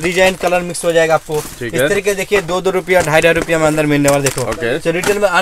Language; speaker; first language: Hindi; non-native, local second language; Bangla